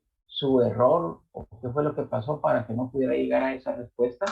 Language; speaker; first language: Spanish; native; Spanish